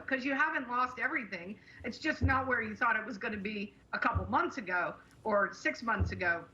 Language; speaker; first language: English; native; English